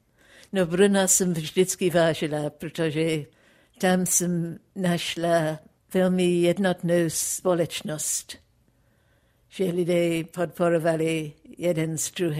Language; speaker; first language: Czech; non-native, fluent; English